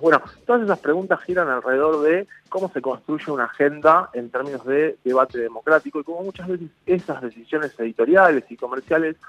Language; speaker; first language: Spanish; native; Spanish